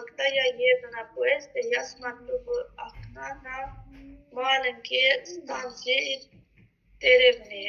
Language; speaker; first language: Russian; non-native, learner; Azerbaijani